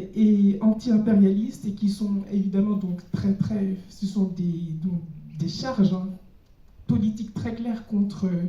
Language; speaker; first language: French; native; French